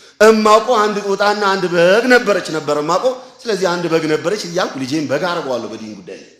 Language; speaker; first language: Amharic; early bilingual, heritage; Amharic